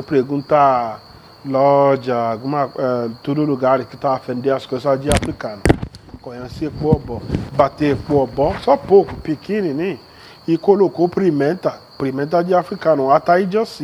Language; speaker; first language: Portuguese; non-native, learner; Yoruba